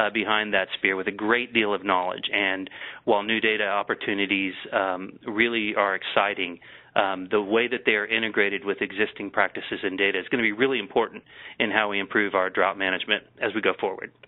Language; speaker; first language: English; native; English